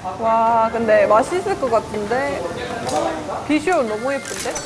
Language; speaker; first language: Korean; non-native, fluent; Estonian